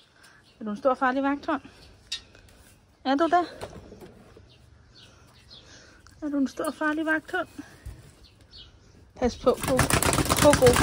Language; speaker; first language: Danish; native; Danish